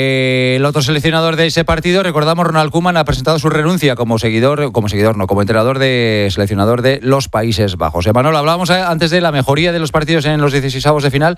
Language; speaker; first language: Spanish; native; Spanish